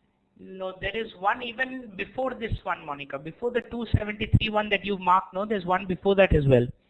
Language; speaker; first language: English; non-native, local second language; Hindi